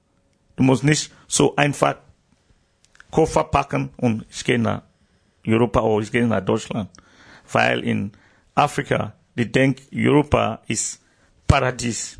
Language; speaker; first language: German; non-native, learner; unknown